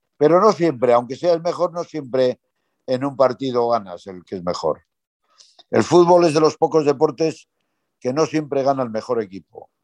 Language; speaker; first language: Spanish; native; Spanish